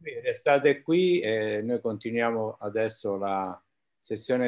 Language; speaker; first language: Italian; native; Italian